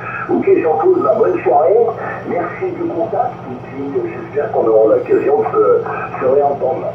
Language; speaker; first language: French; native; French